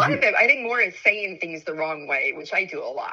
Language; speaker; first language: English; native; English